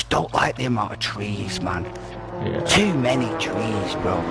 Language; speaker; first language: English; native; English